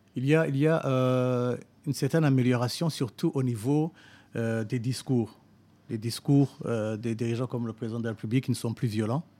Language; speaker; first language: French; non-native, local second language; Rundi